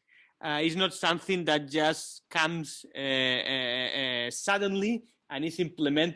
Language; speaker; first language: English; non-native, fluent; Kabuverdianu